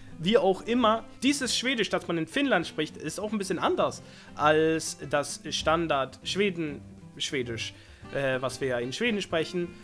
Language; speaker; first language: German; non-native, fluent; Swedish